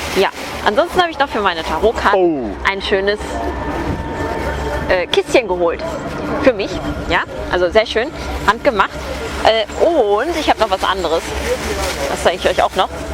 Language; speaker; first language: German; native; German